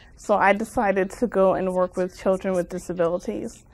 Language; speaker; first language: English; native; English